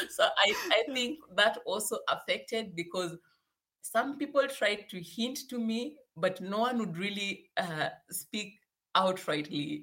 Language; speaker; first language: English; non-native, local second language; Swahili